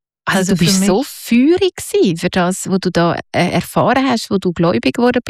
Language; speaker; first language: German; native; German